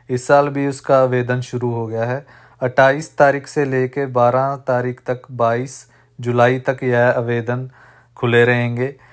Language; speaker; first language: Hindi; non-native, local second language; Punjabi